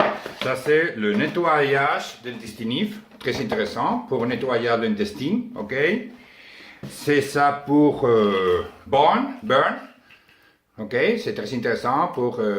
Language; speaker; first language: French; non-native, learner; Spanish